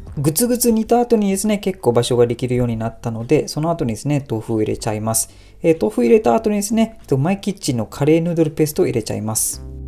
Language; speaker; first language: Japanese; non-native, fluent; Malay